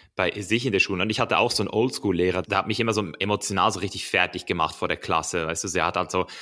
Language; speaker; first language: German; early bilingual, other home language; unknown